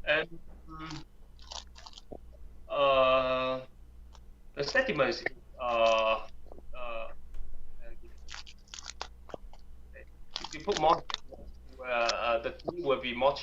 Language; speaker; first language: English; non-native, learner; Chinese